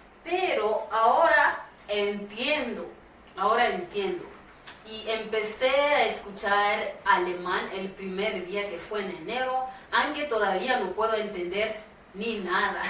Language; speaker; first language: Spanish; non-native, fluent; Swahili